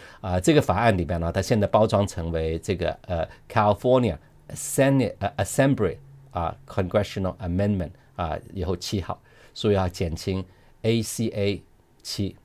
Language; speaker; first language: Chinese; non-native, local second language; Cantonese